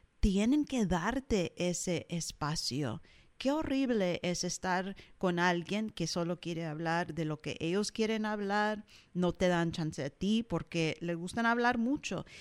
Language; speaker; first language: Spanish; early bilingual, heritage; English